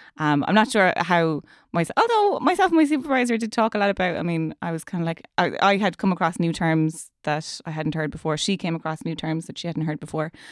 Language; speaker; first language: English; native; English